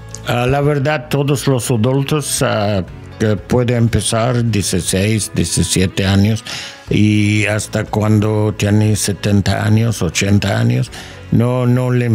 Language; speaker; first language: Spanish; non-native, fluent; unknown